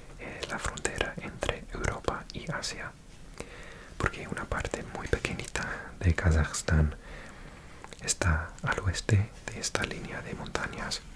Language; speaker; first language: Spanish; non-native, fluent; English